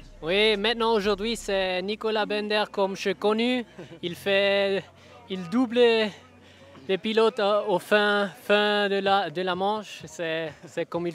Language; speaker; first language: French; non-native, local second language; German